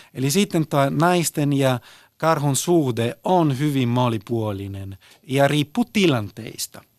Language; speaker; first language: Finnish; early bilingual, heritage; Italian